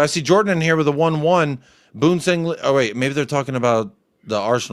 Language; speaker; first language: English; native; English